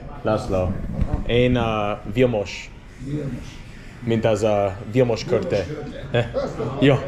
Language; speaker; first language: Hungarian; non-native, learner; English